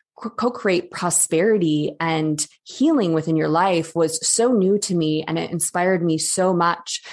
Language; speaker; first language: English; native; English